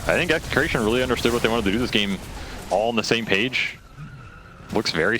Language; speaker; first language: English; native; English